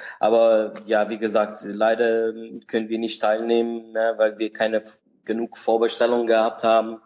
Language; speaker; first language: German; non-native, learner; Portuguese